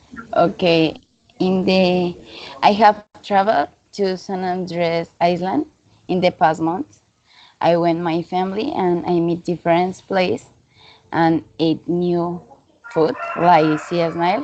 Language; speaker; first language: English; non-native, learner; Spanish